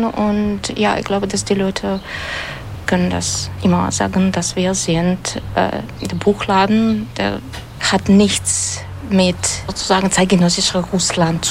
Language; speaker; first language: German; non-native, learner; Russian